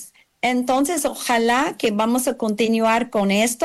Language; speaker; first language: Spanish; non-native, learner; English